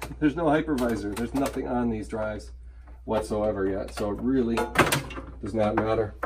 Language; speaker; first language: English; native; English